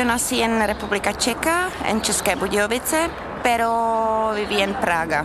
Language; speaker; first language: Spanish; non-native, learner; Czech